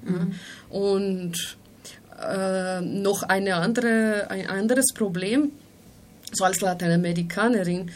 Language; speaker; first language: German; non-native, fluent; Spanish